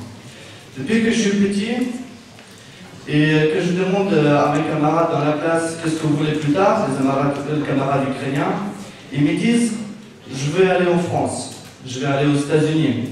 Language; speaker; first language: French; non-native, fluent; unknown